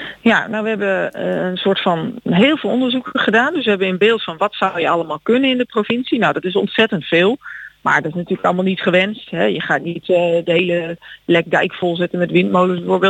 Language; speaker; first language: Dutch; native; Dutch